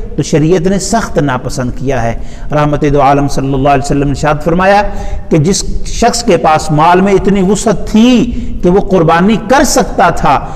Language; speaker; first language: Urdu; non-native, local second language; Punjabi